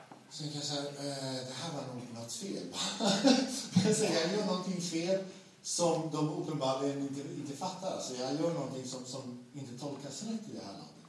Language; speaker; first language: Swedish; non-native, fluent; Bosnian